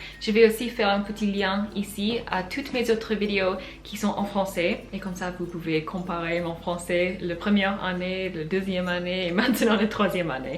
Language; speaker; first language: French; non-native, fluent; English